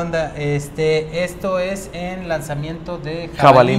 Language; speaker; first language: Spanish; native; Spanish